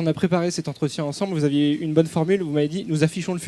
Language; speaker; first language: French; native; French